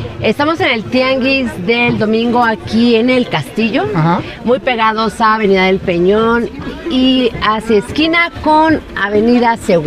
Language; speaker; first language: Spanish; native; Spanish